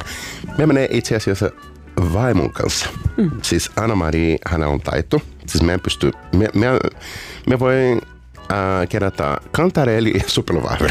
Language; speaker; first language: Finnish; non-native, fluent; Portuguese